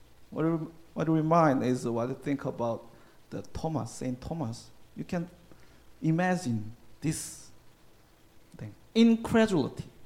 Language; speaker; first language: English; non-native, learner; Korean